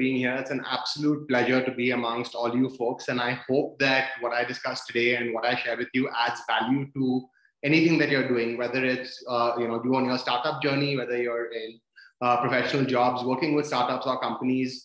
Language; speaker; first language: English; non-native, local second language; Hindi